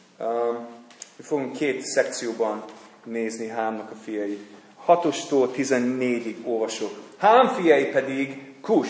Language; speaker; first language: Hungarian; non-native, fluent; English